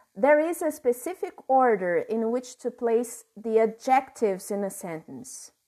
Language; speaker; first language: English; non-native, fluent; Portuguese